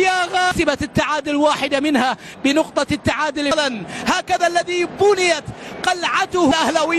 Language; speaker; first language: Arabic; native; Arabic